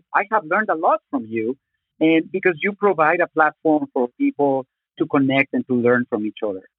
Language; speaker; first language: English; non-native, fluent; Spanish